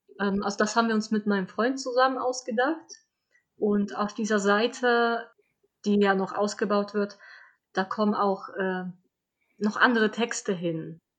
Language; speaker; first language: German; early bilingual, other home language; Polish